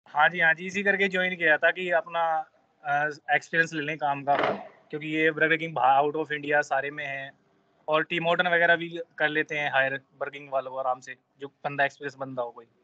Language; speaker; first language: Hindi; native; Hindi